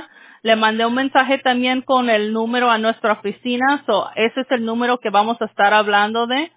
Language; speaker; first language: Spanish; early bilingual, heritage; Spanish